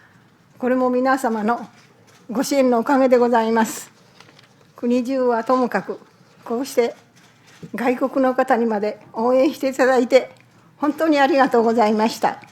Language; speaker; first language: Japanese; native; Japanese